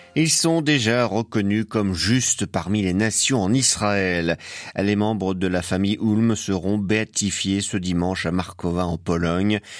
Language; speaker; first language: French; native; French